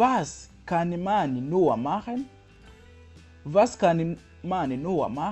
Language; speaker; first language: German; non-native, learner; Kinyarwanda